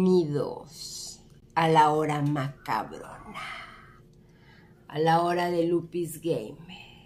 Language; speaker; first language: Spanish; native; Spanish